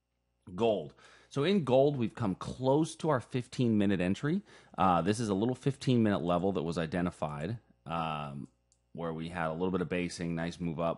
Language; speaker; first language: English; native; English